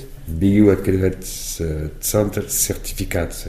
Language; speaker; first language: Russian; non-native, fluent; French